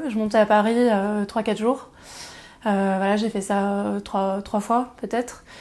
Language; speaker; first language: French; native; French